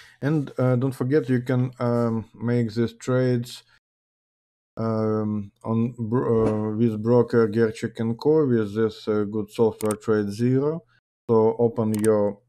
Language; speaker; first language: English; non-native, learner; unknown